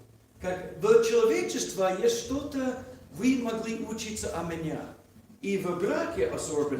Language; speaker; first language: Russian; non-native, learner; English